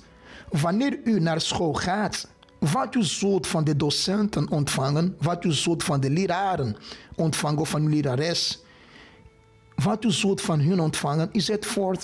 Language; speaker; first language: Dutch; non-native, fluent; Portuguese